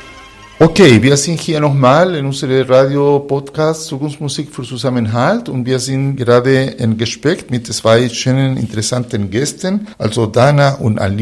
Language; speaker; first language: German; non-native, fluent; Spanish